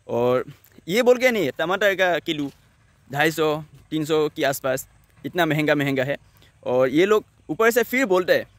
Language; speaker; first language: Hindi; non-native, local second language; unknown